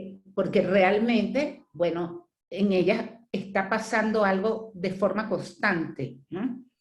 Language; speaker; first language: Spanish; native; Spanish